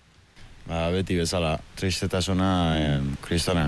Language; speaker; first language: Basque; early bilingual, heritage; Basque